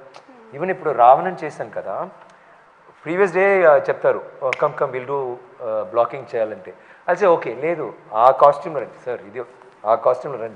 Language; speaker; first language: Telugu; non-native, fluent; Tamil